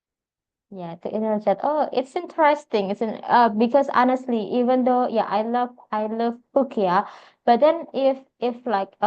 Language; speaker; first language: English; non-native, fluent; Indonesian